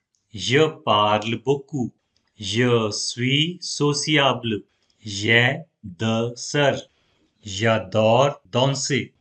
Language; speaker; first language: French; non-native, fluent; Hindi